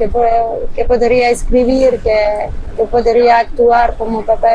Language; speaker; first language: Spanish; non-native, fluent; French